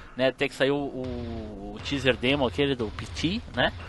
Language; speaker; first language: Portuguese; native; Portuguese